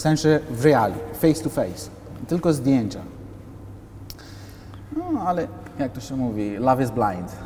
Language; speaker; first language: Polish; non-native, fluent; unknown